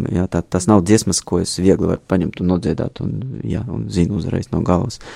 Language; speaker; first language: Latvian; non-native, fluent; Russian